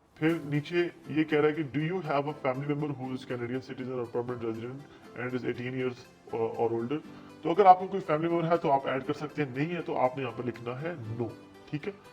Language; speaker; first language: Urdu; non-native, local second language; Punjabi